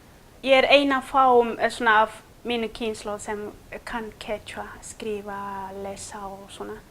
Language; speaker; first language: Icelandic; non-native, fluent; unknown